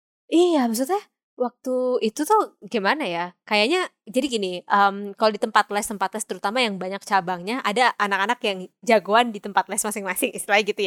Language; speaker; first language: Indonesian; early bilingual, heritage; Indonesian